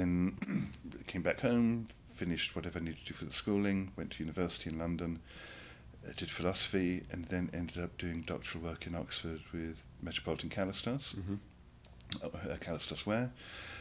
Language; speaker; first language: English; native; English